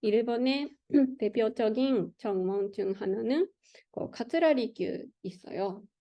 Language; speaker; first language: Korean; non-native, learner; Japanese